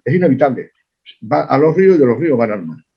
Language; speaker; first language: Spanish; native; Spanish